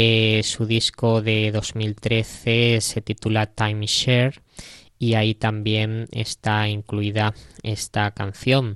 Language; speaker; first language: Spanish; native; Spanish